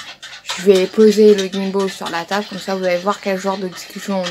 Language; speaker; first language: French; non-native, local second language; Morisyen